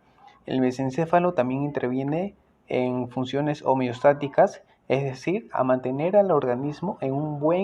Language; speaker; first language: Spanish; native; Spanish